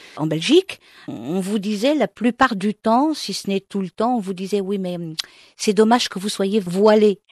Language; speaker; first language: French; non-native, local second language; Arabic